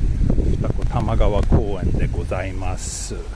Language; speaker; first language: Japanese; non-native, learner; English